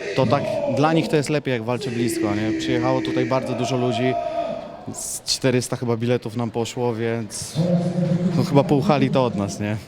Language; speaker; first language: Polish; native; Polish